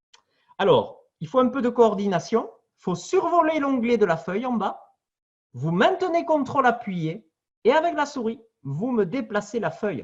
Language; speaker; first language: French; native; French